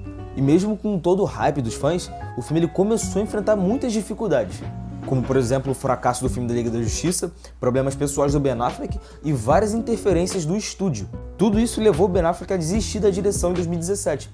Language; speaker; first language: Portuguese; native; Portuguese